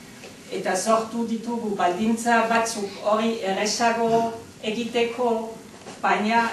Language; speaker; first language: Basque; non-native, fluent; German